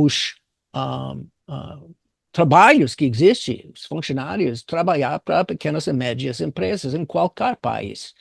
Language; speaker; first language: Portuguese; non-native, fluent; English